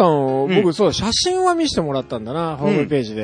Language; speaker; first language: Japanese; native; Japanese